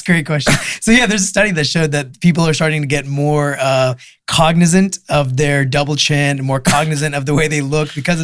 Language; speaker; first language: English; native; English